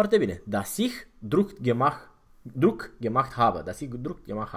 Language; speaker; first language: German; non-native, fluent; Romanian